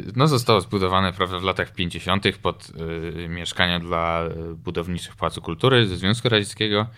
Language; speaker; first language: Polish; native; Polish